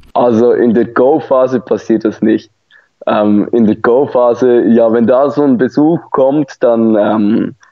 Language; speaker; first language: German; native; German